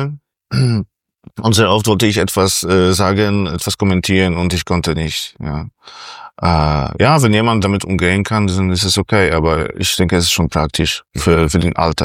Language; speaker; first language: German; non-native, fluent; Polish